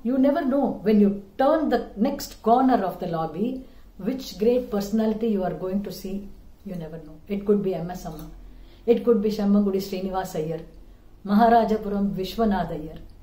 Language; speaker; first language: English; non-native, local second language; Tamil